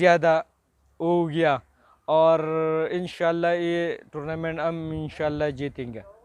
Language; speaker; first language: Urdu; non-native, local second language; Pashto